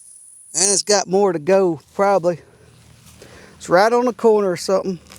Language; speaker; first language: English; native; English